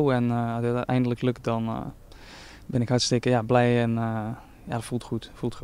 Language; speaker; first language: Dutch; native; Dutch